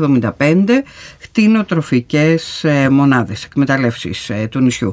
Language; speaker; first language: Greek; native; Greek